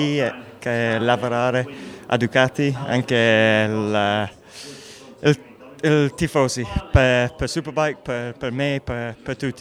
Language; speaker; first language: Italian; non-native, learner; English